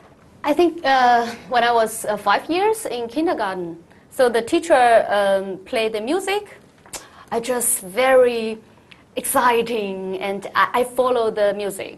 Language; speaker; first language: English; non-native, learner; Chinese